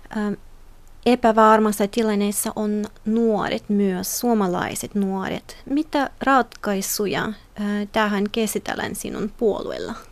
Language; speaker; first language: Finnish; non-native, learner; Ukrainian